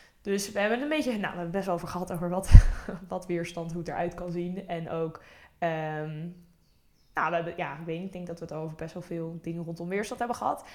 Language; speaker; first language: Dutch; native; Dutch